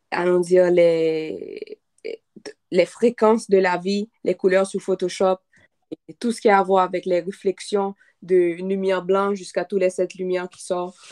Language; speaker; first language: French; non-native, local second language; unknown